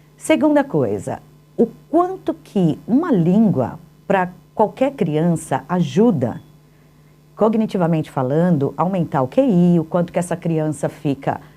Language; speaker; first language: Portuguese; native; Portuguese